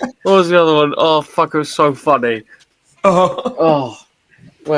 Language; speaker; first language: English; native; English